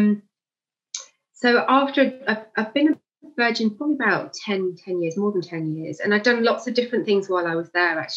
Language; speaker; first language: English; native; English